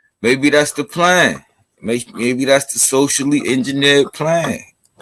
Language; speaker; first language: English; native; English